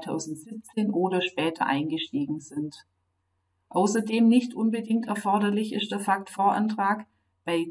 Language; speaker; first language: German; native; German